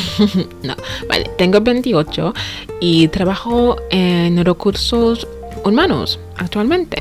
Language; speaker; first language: Spanish; non-native, fluent; English